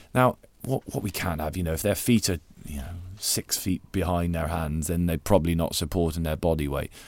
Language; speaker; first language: English; native; English